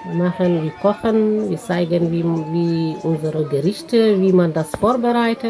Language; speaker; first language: German; non-native, fluent; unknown